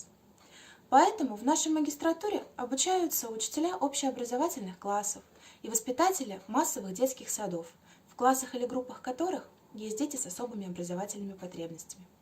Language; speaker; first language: Russian; native; Russian